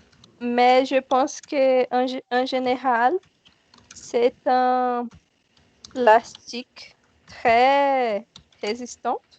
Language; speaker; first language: French; non-native, learner; Portuguese